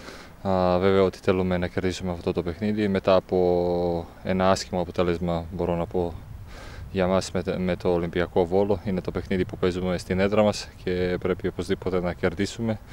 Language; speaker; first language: Greek; non-native, fluent; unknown